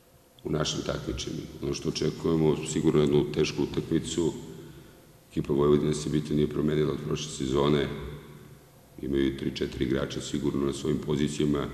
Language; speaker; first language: Bosnian; native; Bosnian